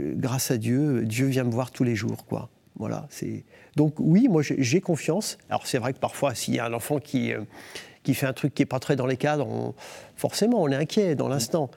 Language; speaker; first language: French; native; French